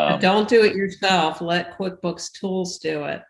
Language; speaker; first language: English; native; English